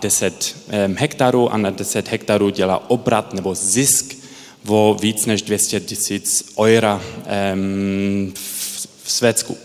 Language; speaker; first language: Czech; early bilingual, heritage; Czech